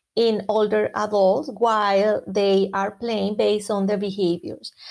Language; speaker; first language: English; non-native, fluent; Spanish